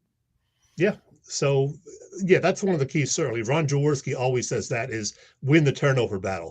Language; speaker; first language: English; native; English